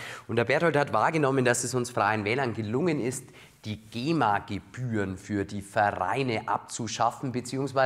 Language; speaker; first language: German; native; German